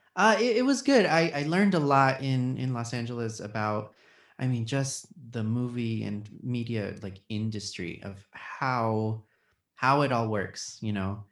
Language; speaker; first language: English; early bilingual, other home language; Spanish